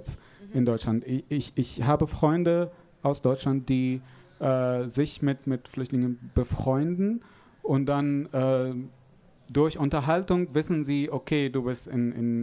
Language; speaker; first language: German; non-native, fluent; Arabic